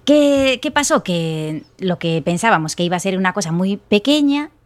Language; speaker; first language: Spanish; native; Spanish